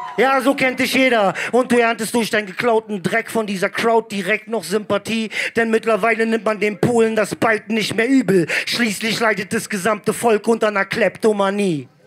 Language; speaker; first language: German; early bilingual, other home language; Greek